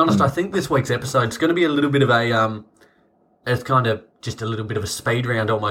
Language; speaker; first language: English; native; English